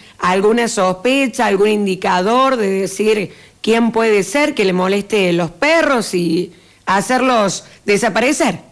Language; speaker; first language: Spanish; native; Spanish